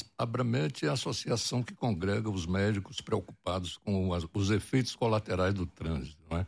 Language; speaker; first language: Portuguese; native; Portuguese